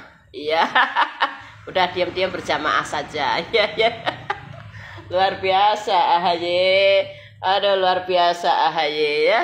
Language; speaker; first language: Indonesian; native; Indonesian